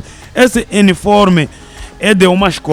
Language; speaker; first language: Portuguese; non-native, learner; Kinyarwanda